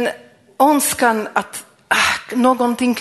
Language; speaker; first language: Swedish; non-native, fluent; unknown